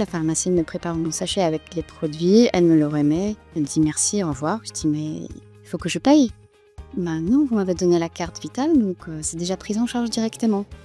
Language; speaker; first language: French; non-native, fluent; Polish